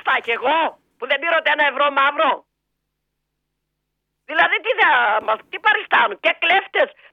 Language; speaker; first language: Greek; native; Greek